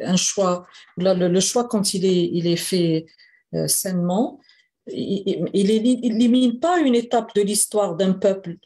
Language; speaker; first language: French; non-native, local second language; Arabic